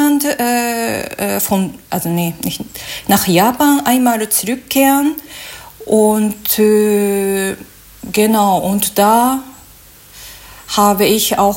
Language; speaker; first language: German; non-native, learner; Japanese